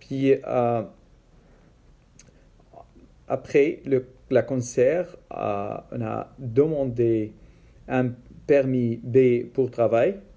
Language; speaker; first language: French; non-native, learner; Arabic